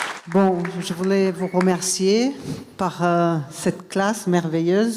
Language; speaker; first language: French; non-native, fluent; Portuguese